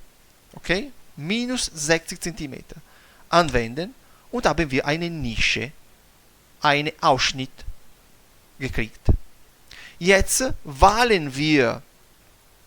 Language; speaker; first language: German; non-native, fluent; Italian